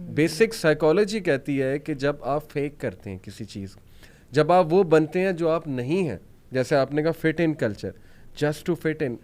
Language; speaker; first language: Urdu; native; Urdu